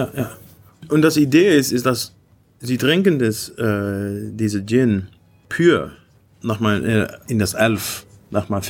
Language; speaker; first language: German; non-native, learner; Dutch